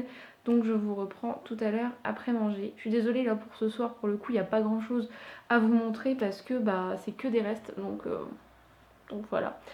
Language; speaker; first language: French; native; French